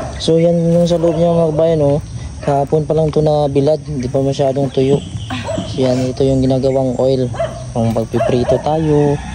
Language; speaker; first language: Filipino; non-native, local second language; Cebuano